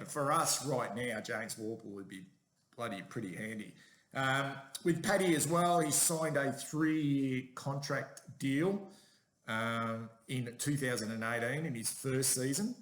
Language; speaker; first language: English; native; English